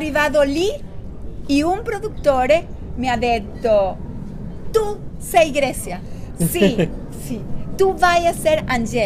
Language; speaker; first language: Italian; non-native, learner; Spanish